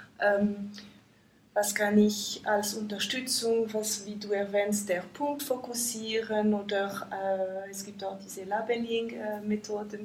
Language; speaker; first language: German; non-native, fluent; French